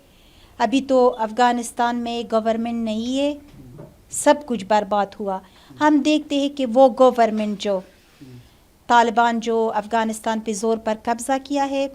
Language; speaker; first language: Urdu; non-native, learner; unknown